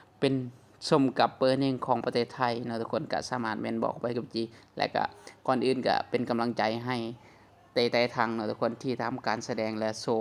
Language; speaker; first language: Thai; non-native, local second language; Northeastern Thai